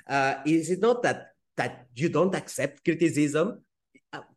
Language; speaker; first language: English; non-native, fluent; Spanish